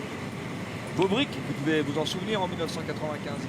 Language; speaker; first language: French; native; French